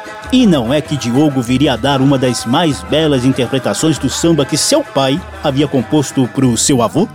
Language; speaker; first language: Portuguese; native; Portuguese